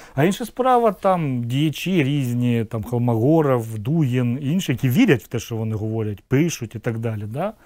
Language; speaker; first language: Ukrainian; non-native, local second language; Russian